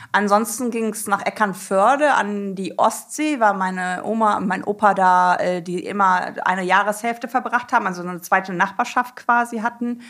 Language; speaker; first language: German; native; German